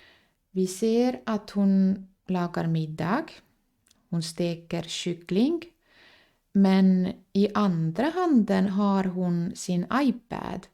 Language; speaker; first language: Swedish; non-native, fluent; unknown